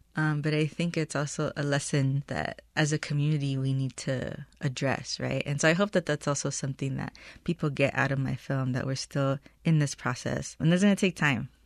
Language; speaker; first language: English; early bilingual, other home language; Spanish